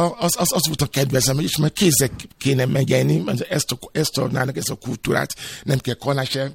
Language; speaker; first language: Hungarian; non-native, fluent; Yoruba